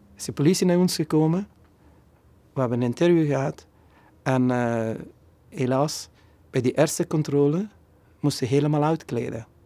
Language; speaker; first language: Dutch; non-native, fluent; Persian